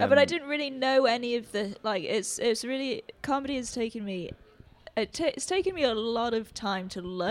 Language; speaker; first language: English; native; English